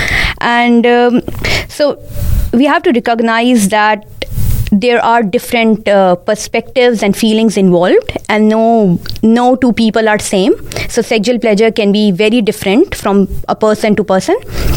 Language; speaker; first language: English; non-native, local second language; Urdu